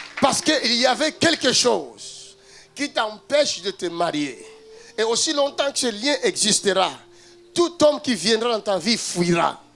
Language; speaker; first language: French; non-native, local second language; Lingala